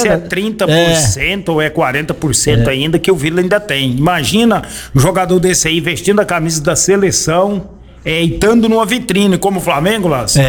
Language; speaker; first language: Portuguese; native; Portuguese